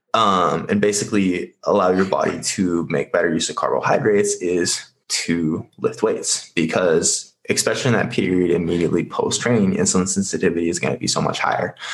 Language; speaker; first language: English; native; English